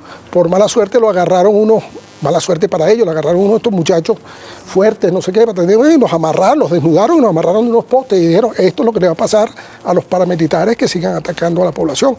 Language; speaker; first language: Spanish; native; Spanish